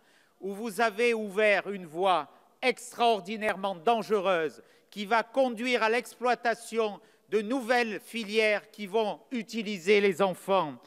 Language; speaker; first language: French; native; French